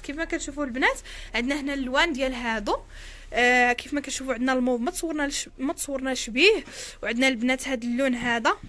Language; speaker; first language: Arabic; native; Arabic